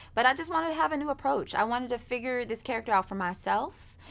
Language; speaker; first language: English; native; English